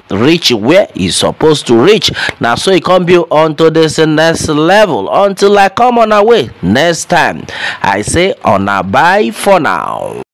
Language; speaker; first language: Nigerian Pidgin; non-native, local second language; Yoruba